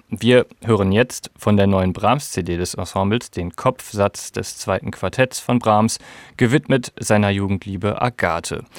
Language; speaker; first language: German; native; German